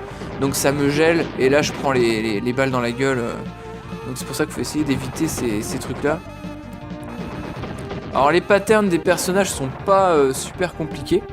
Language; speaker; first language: French; native; French